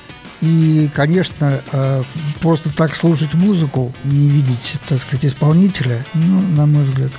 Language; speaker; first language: Russian; native; Russian